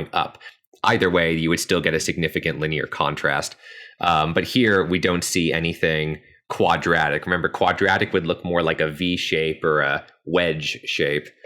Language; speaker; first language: English; native; English